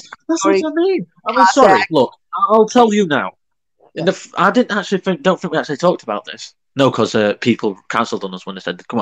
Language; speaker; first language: English; native; English